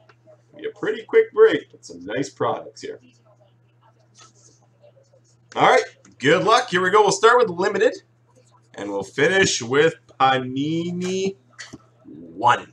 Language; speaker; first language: English; native; English